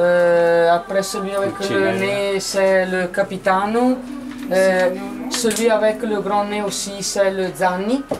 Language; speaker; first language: French; non-native, fluent; Italian